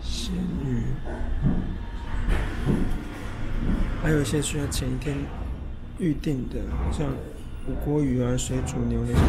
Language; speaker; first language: Chinese; native; Chinese